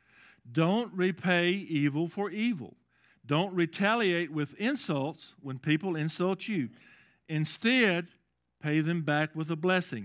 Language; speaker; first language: English; native; English